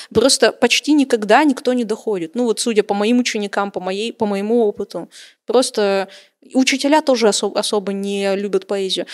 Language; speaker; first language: Russian; native; Russian